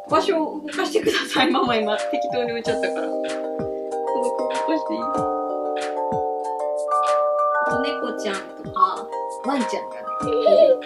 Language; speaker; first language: Japanese; native; Japanese